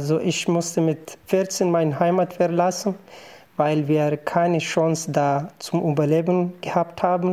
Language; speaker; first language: German; non-native, fluent; Pashto